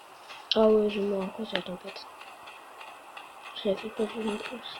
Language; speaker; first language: French; native; French